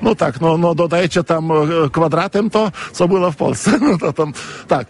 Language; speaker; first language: Polish; non-native, fluent; Lithuanian